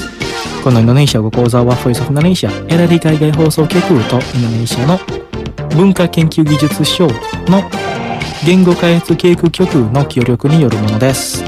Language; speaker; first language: Japanese; non-native, fluent; Indonesian